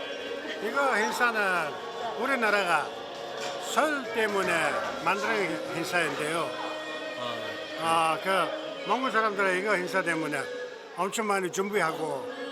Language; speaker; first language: Korean; non-native, learner; Mongolian